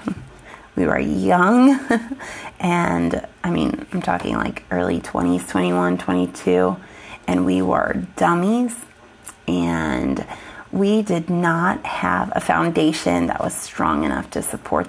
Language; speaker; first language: English; native; English